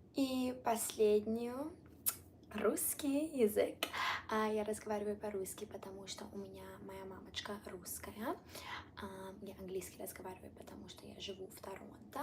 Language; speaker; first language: Russian; early bilingual, heritage; Italian